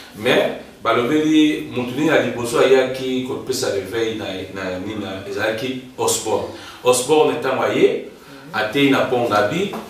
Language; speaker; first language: Lingala; native; Lingala